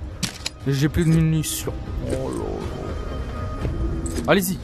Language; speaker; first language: French; native; French